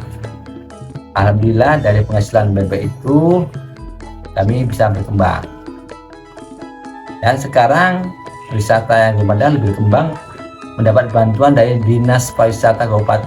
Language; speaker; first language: Indonesian; non-native, local second language; Javanese